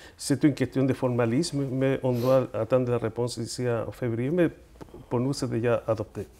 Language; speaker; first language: French; non-native, fluent; Spanish